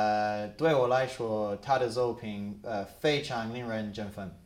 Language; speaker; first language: Chinese; non-native, fluent; English